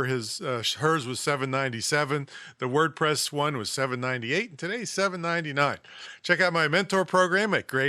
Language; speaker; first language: English; native; English